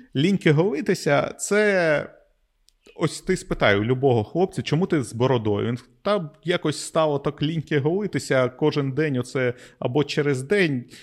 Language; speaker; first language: Ukrainian; non-native, local second language; Russian